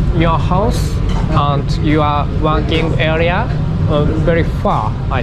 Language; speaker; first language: English; non-native, learner; Japanese